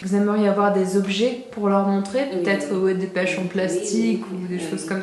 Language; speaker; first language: French; native; French